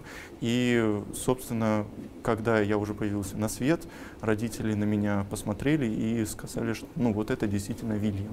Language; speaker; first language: Russian; native; Russian